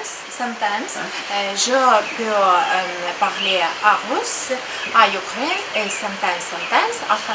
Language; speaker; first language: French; non-native, learner; Russian